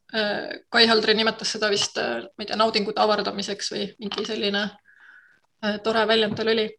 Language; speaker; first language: Estonian; native; Estonian